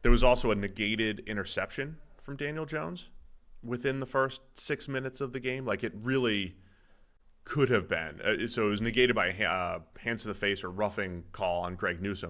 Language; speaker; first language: English; native; English